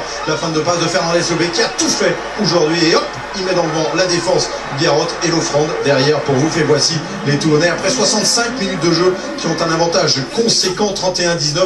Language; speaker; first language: French; native; French